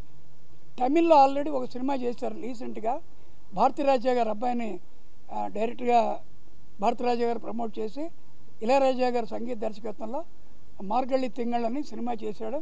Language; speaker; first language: Telugu; native; Telugu